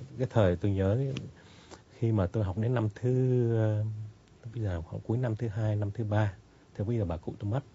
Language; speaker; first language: Vietnamese; native; Vietnamese